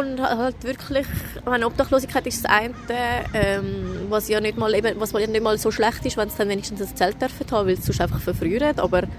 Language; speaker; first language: German; native; German